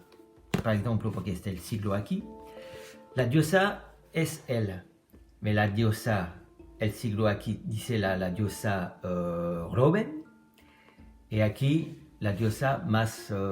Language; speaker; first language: Spanish; non-native, learner; French